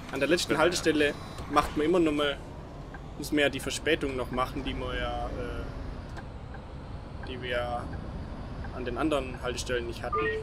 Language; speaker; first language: German; native; German